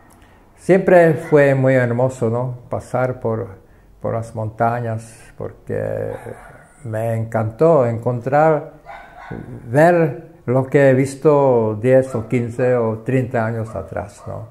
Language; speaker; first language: Spanish; non-native, fluent; Czech